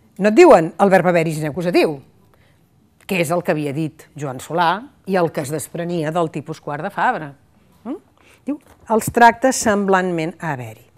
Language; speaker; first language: Catalan; native; Catalan